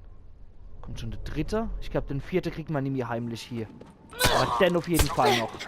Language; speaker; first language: German; native; German